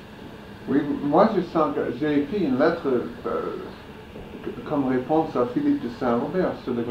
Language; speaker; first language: French; non-native, fluent; English